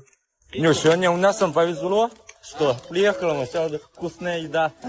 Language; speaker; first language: Russian; non-native, learner; Chinese